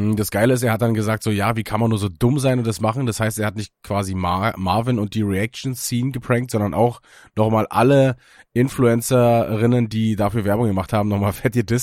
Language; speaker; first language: German; native; German